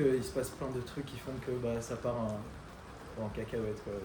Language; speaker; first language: French; native; French